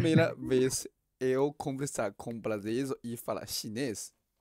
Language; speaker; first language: Portuguese; non-native, learner; Chinese